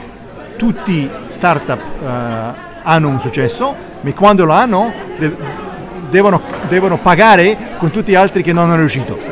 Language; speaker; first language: Italian; non-native, learner; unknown